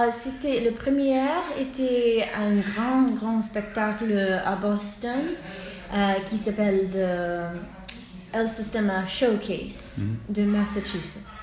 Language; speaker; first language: French; non-native, fluent; English